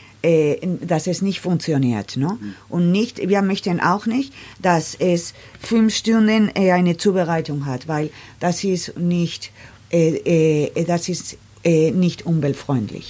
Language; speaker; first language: German; non-native, learner; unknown